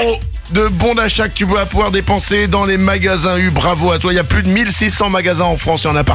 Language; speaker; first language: French; native; French